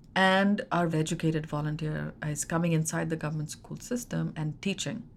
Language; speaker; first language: English; non-native, local second language; Hindi